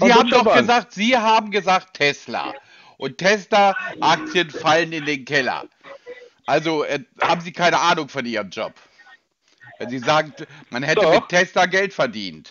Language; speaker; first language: German; native; German